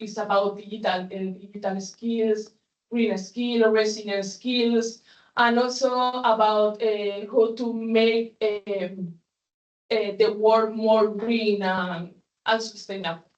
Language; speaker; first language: English; non-native, fluent; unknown